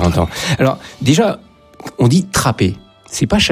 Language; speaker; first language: French; native; French